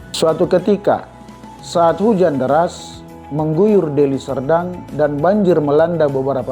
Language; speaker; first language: Indonesian; native; Indonesian